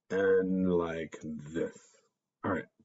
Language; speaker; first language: English; native; English